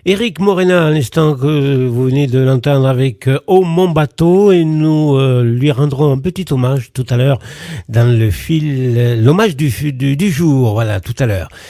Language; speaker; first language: French; native; French